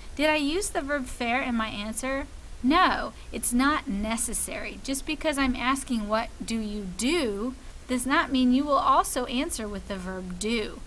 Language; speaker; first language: English; native; English